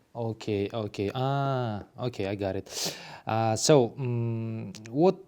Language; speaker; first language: English; non-native, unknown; Kazakh